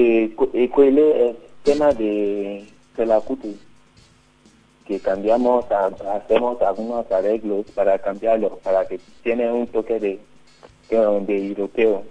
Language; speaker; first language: Spanish; non-native, learner; Yoruba